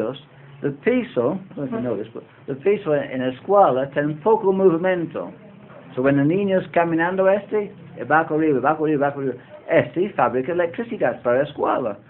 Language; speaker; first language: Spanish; non-native, learner; English